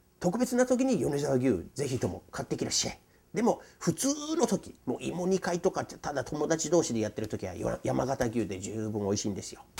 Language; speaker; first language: Japanese; non-native, fluent; English